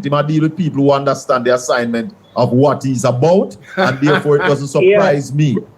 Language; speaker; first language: English; native; English